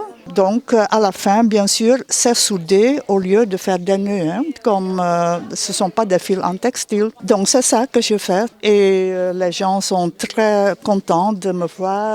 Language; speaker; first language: French; non-native, fluent; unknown